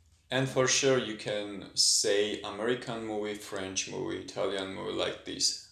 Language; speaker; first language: English; non-native, fluent; Georgian